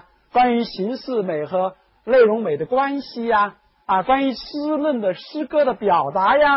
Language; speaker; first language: Chinese; native; Chinese